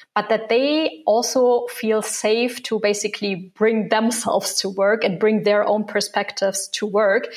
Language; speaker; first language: English; non-native, fluent; German